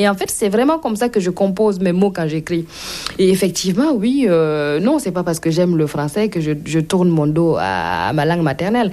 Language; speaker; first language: French; non-native, local second language; Mossi